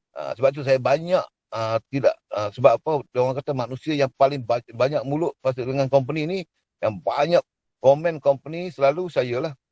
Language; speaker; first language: Malay; native; Malay